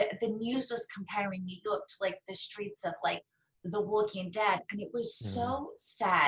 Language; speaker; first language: English; native; English